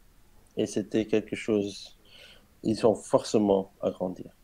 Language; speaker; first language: French; non-native, learner; Arabic